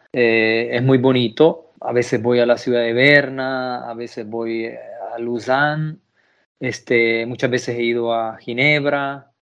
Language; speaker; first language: Spanish; native; Spanish